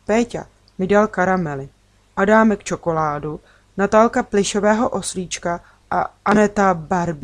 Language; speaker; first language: Czech; native; Czech